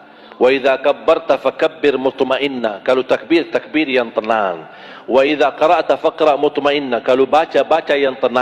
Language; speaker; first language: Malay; non-native, fluent; Arabic